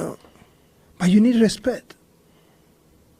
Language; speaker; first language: English; non-native, learner; Spanish